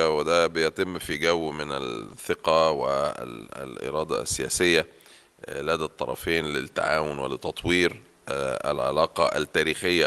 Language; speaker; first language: Arabic; native; Arabic